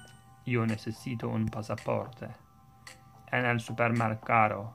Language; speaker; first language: Spanish; non-native, learner; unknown